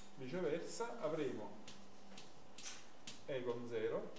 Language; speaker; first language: Italian; native; Italian